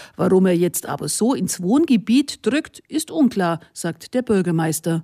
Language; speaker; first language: German; native; German